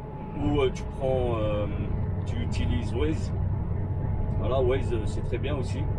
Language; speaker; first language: French; native; French